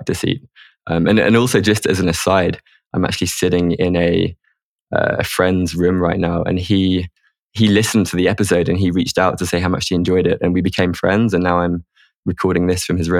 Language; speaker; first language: English; native; English